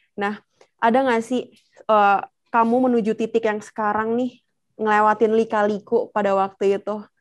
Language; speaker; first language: Indonesian; native; Indonesian